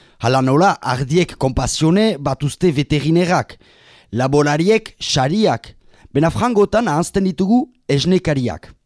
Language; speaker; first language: Basque; native; Basque